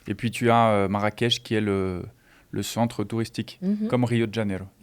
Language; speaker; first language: French; non-native, fluent; Portuguese